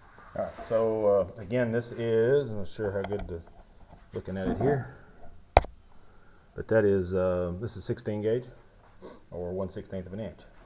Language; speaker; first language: English; native; English